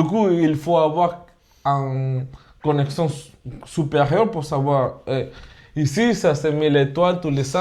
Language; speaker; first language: French; non-native, fluent; Spanish